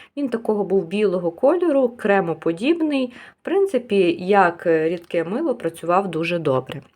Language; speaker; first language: Ukrainian; native; Ukrainian